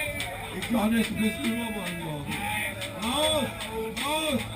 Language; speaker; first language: German; native; German